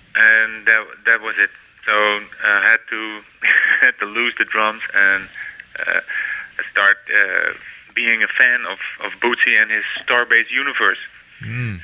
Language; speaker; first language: English; non-native, fluent; Dutch